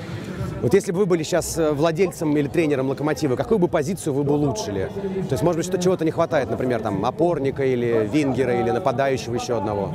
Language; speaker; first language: Russian; native; Russian